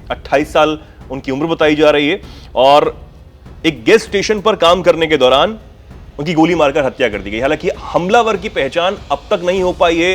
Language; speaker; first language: Hindi; native; Hindi